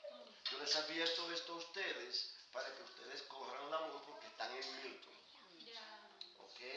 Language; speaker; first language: Spanish; native; Spanish